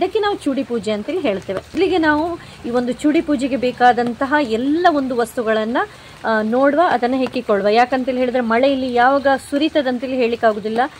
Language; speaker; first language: Kannada; non-native, local second language; Konkani